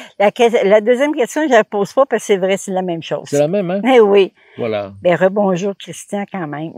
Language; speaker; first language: French; native; French